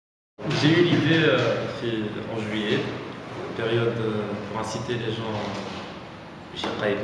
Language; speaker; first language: French; non-native, local second language; Arabic